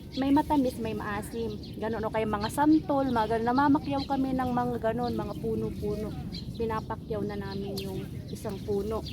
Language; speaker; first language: Filipino; non-native, local second language; Iloko